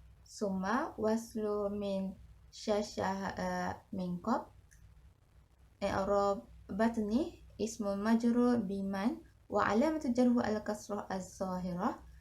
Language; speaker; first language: Arabic; non-native, learner; Malay